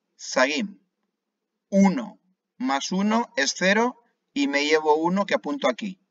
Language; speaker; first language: Spanish; native; Spanish